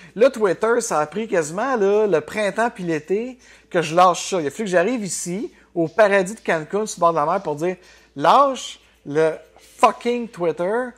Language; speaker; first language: French; native; French